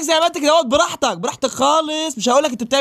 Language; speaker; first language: Arabic; native; Arabic